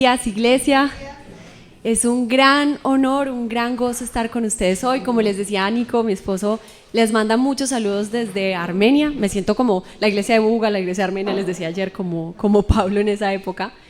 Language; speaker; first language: Spanish; native; Spanish